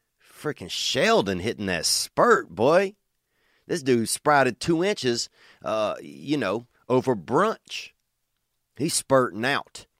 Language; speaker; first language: English; native; English